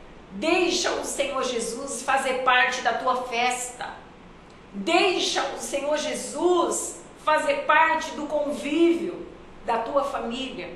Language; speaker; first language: Portuguese; native; Portuguese